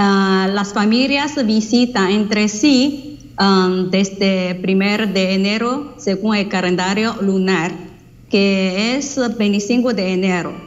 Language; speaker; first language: Spanish; non-native, fluent; Chinese